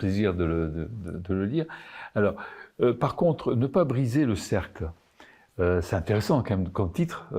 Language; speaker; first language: French; native; French